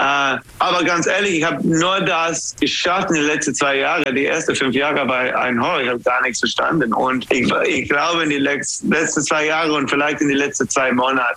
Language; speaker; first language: German; non-native, learner; English